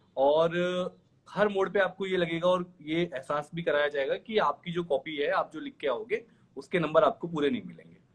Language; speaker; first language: Hindi; native; Hindi